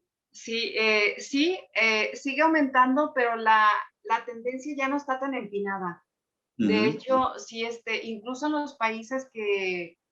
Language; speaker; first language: Spanish; native; Spanish